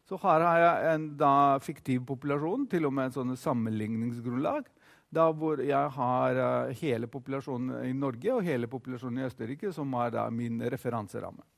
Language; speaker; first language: Norwegian; non-native, fluent; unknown